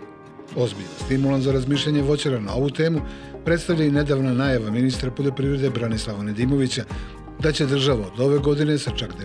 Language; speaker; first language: Serbian; native; Serbian